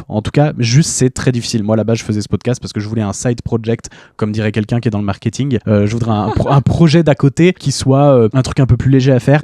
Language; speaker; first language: French; native; French